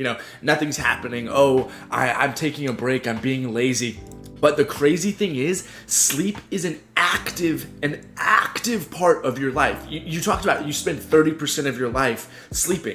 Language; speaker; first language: English; native; English